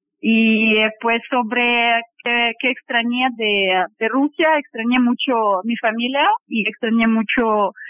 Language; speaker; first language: Spanish; non-native, fluent; Russian